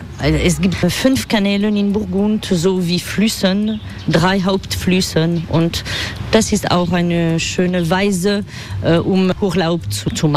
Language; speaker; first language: German; non-native, fluent; French